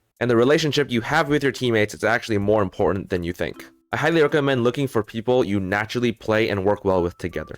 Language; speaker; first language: English; native; English